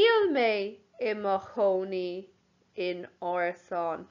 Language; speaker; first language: Irish; non-native, local second language; English